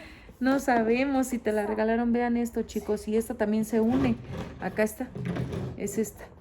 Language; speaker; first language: Spanish; native; Spanish